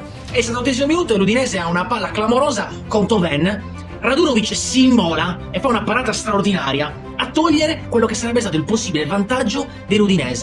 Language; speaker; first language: Italian; native; Italian